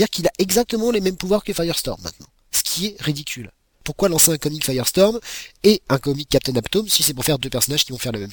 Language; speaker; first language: French; native; French